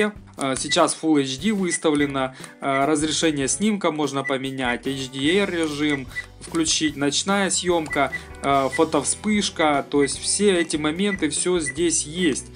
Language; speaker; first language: Russian; native; Russian